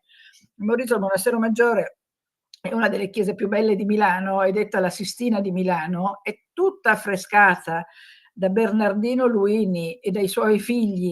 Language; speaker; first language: Italian; native; Italian